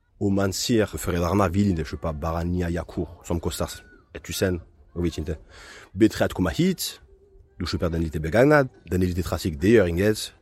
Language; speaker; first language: Swedish; non-native, fluent; French